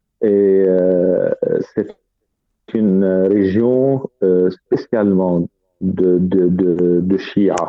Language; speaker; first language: French; non-native, fluent; Arabic